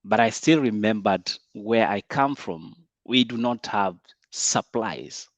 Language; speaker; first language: English; non-native, local second language; Swahili